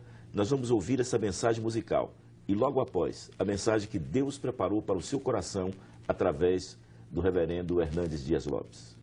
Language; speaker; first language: Portuguese; native; Portuguese